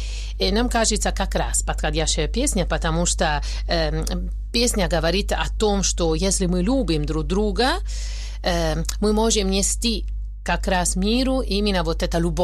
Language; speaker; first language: Russian; non-native, learner; Italian